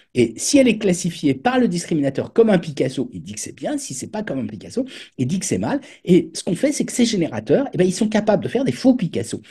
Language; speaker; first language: French; native; French